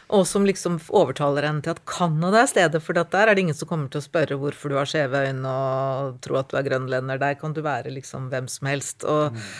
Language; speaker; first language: Norwegian; native; Norwegian